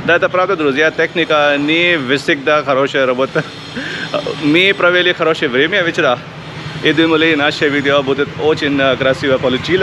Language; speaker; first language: Russian; non-native, learner; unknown